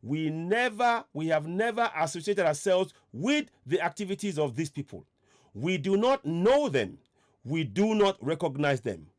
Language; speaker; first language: English; non-native, local second language; Yoruba